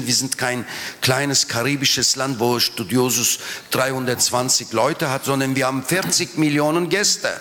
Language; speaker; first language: German; non-native, fluent; Turkish